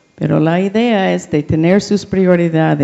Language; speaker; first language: Spanish; non-native, learner; English